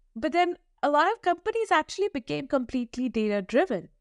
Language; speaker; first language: English; non-native, local second language; Hindi